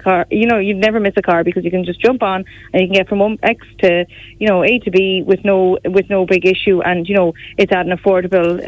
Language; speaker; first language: English; native; English